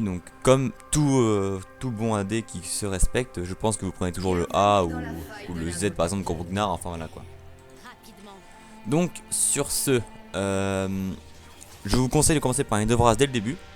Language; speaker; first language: French; native; French